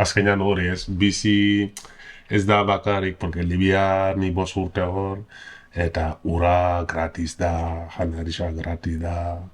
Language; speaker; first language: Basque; non-native, learner; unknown